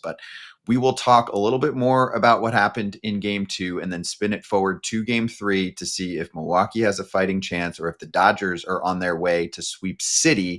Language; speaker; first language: English; native; English